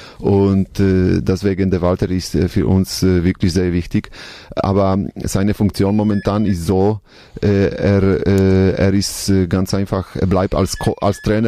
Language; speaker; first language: German; non-native, learner; Polish